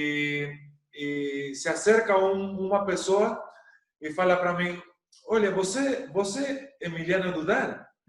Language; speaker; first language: Portuguese; non-native, learner; Spanish